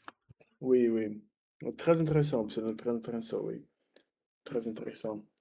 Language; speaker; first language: French; non-native, fluent; Russian